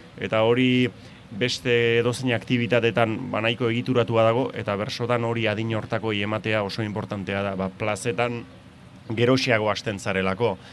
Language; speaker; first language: Basque; native; Basque